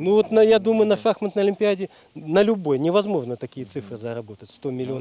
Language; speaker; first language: Russian; native; Russian